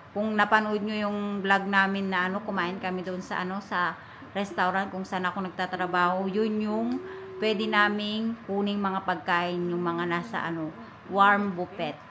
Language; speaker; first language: Filipino; native; Filipino